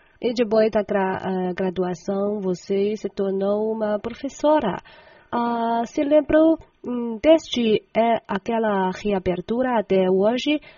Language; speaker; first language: Portuguese; non-native, fluent; Chinese